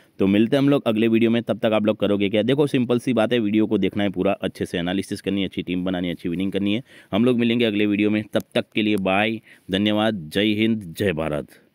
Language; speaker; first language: Hindi; native; Hindi